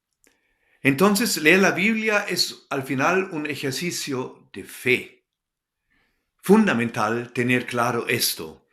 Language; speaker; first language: Spanish; non-native, fluent; German